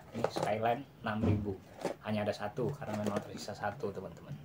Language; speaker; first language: Indonesian; non-native, local second language; Javanese